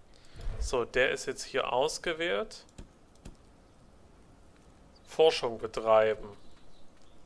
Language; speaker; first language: German; native; German